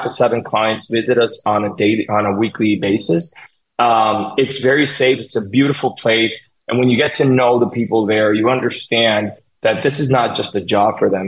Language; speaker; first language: English; non-native, fluent; Spanish